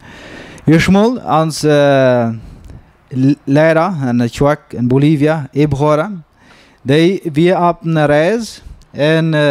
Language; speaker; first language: German; non-native, learner; Plautdietsch